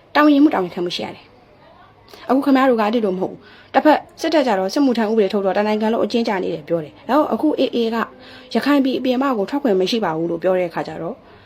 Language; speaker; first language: Burmese; native; Burmese